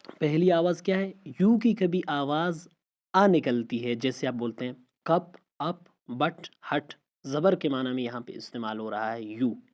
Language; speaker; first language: Urdu; non-native, local second language; Baluchi